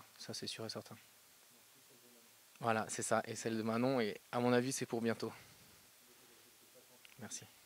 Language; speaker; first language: French; native; French